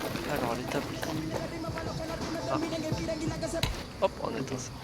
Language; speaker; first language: French; native; French